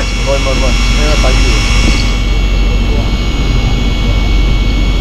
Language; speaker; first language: Chinese; native; Chinese